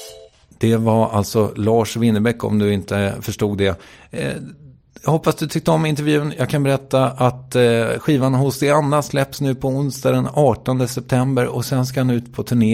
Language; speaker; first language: Swedish; native; Swedish